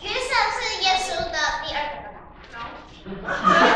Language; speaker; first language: Chinese; early bilingual, heritage; Chinese